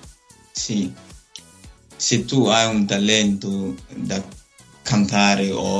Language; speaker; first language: Italian; non-native, learner; Nigerian Pidgin